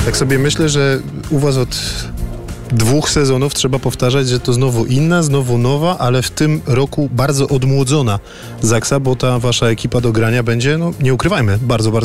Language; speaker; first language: Polish; native; Polish